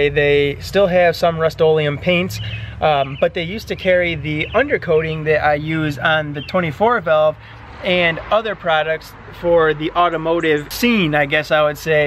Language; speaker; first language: English; native; English